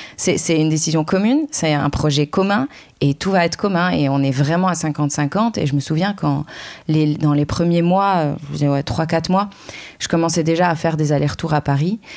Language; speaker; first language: French; non-native, local second language; Arabic